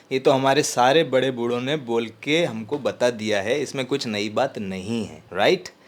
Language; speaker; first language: Hindi; native; Hindi